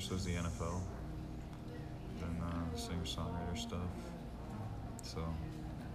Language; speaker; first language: English; native; English